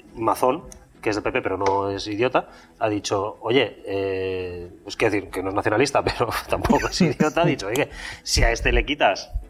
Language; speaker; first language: Spanish; non-native, local second language; Catalan